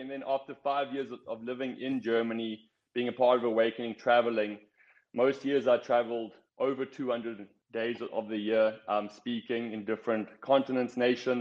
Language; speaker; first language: English; native; English